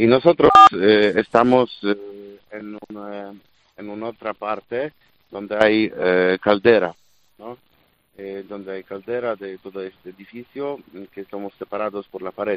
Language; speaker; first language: Spanish; non-native, fluent; Polish